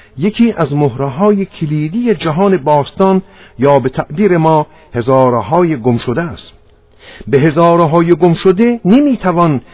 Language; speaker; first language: Persian; non-native, local second language; Armenian